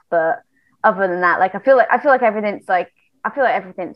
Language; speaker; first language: English; native; English